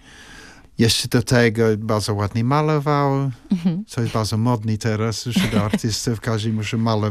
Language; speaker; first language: Polish; non-native, fluent; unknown